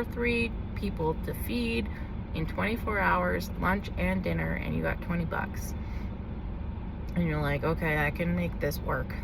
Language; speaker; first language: English; native; English